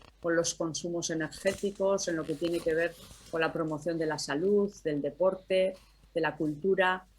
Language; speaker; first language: Spanish; native; Spanish